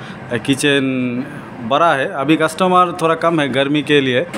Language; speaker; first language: Hindi; non-native, learner; Bangla